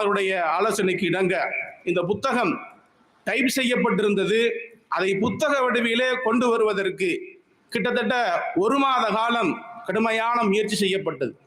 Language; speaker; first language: Tamil; native; Tamil